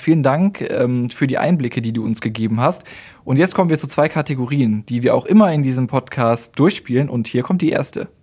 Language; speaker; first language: German; native; German